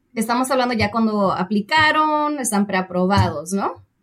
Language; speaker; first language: Spanish; early bilingual, heritage; Spanish